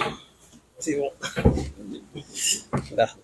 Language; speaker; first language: French; non-native, local second language; Wolof